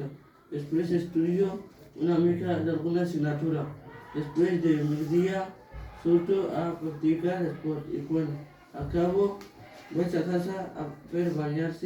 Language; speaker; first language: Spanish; non-native, learner; Arabic